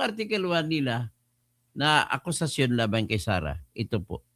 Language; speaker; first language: Filipino; native; Filipino